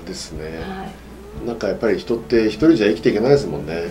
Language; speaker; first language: Japanese; native; Japanese